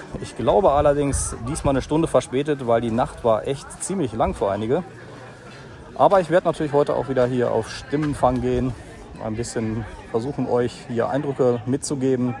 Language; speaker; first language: German; native; German